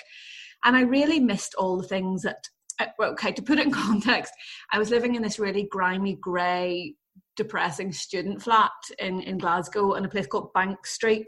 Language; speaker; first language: English; native; English